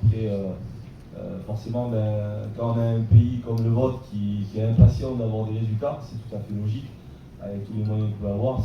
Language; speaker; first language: French; native; French